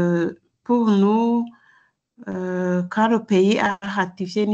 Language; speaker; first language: French; non-native, local second language; Rundi